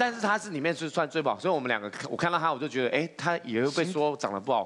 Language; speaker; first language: Chinese; native; Chinese